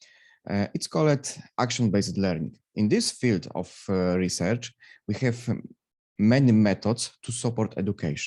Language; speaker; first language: English; non-native, fluent; Polish